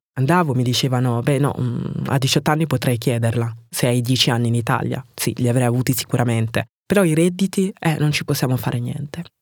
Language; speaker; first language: Italian; early bilingual, other home language; French